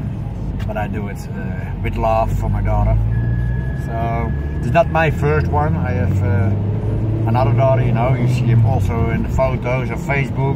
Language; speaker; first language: English; non-native, learner; Dutch